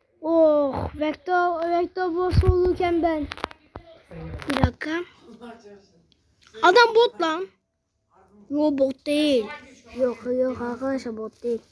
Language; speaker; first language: Turkish; native; Turkish